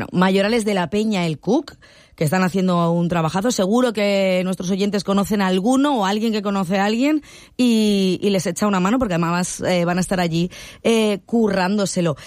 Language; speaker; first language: Spanish; native; Spanish